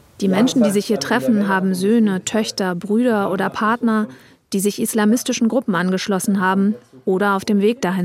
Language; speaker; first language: German; native; German